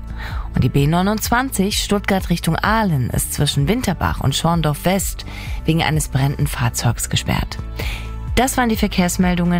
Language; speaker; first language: German; native; German